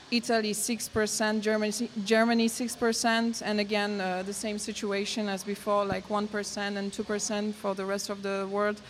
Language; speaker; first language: English; non-native, learner; Polish